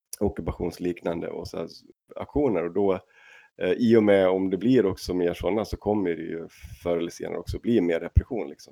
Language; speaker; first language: Swedish; native; Swedish